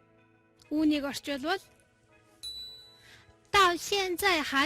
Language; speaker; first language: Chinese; non-native, fluent; Mongolian